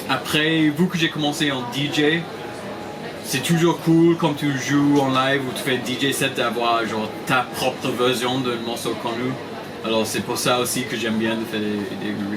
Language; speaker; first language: French; non-native, fluent; English